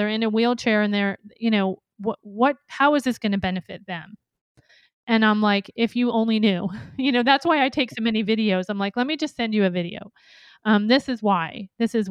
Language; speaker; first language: English; native; English